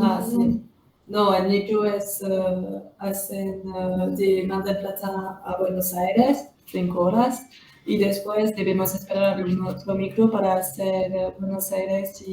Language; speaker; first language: Spanish; non-native, learner; French